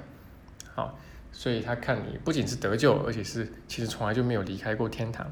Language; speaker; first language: Chinese; native; Chinese